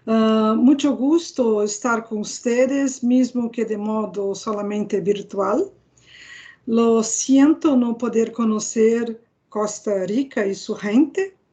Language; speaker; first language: Spanish; non-native, fluent; Portuguese